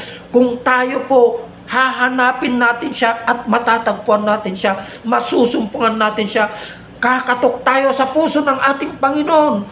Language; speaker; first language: Filipino; native; Filipino